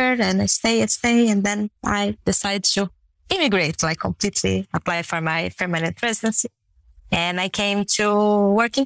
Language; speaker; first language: English; non-native, fluent; Portuguese